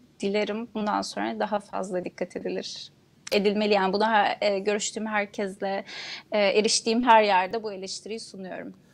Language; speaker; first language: Turkish; non-native, local second language; Kurdish